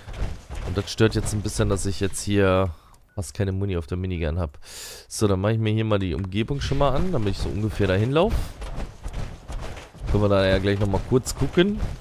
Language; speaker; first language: German; native; German